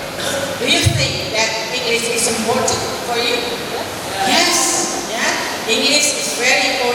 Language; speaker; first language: English; non-native, fluent; Indonesian